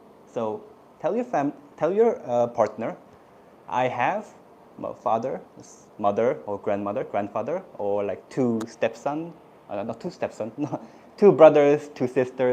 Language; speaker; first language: English; non-native, fluent; Korean